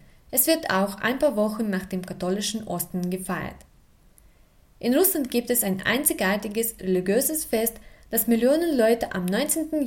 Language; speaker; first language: German; non-native, fluent; Russian